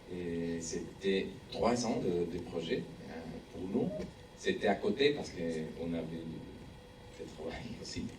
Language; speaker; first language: French; non-native, learner; Spanish